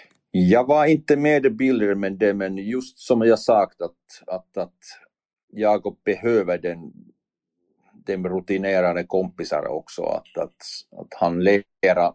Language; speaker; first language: Swedish; non-native, learner; Finnish